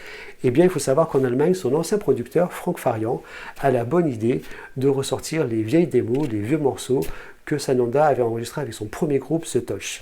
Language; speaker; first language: French; native; French